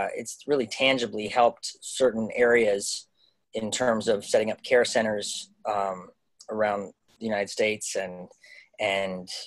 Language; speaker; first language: English; native; English